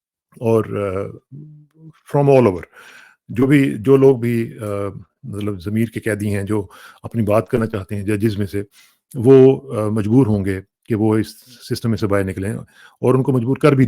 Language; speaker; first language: Urdu; native; Urdu